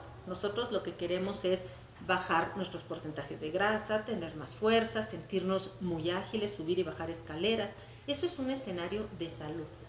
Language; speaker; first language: Spanish; native; Spanish